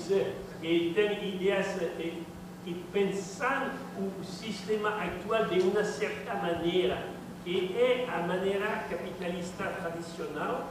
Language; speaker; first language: Portuguese; non-native, learner; French